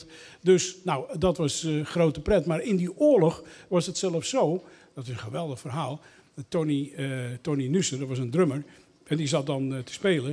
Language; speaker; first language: Dutch; native; Dutch